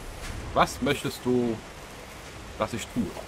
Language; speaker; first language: German; native; German